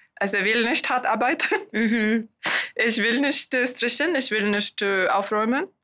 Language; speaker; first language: German; non-native, learner; Swedish